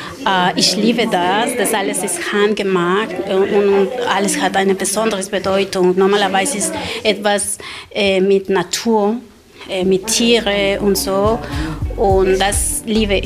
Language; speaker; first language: German; non-native, learner; Spanish